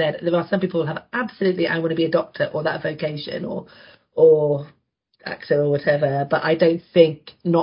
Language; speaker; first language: English; native; English